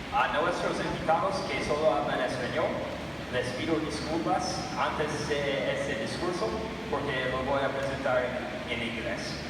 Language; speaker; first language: Spanish; non-native, fluent; English